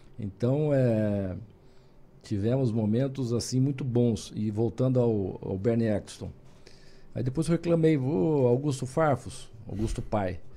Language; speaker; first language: Portuguese; native; Portuguese